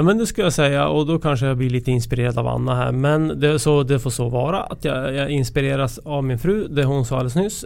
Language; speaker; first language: Swedish; native; Swedish